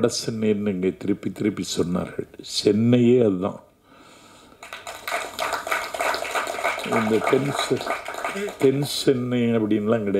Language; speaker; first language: Tamil; native; Tamil